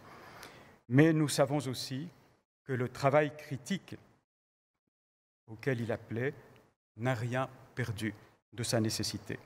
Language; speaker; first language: French; native; French